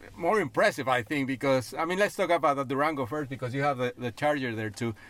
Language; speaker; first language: English; non-native, fluent; Spanish